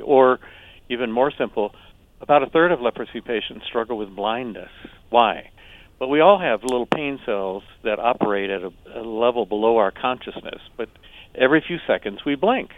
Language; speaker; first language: English; native; English